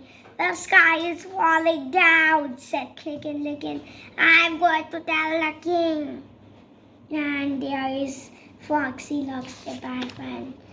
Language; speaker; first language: English; non-native, learner; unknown